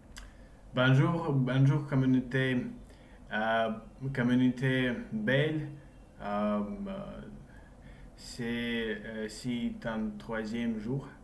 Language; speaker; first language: French; non-native, learner; English